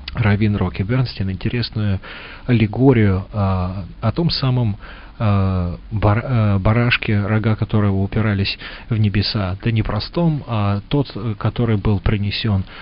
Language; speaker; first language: Russian; native; Russian